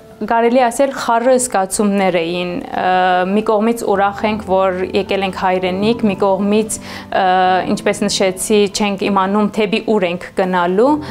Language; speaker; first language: Armenian; early bilingual, heritage; Armenian